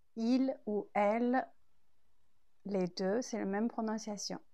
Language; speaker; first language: French; non-native, fluent; Chinese